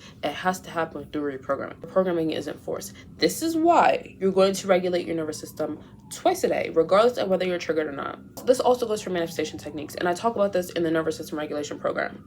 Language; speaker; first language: English; native; English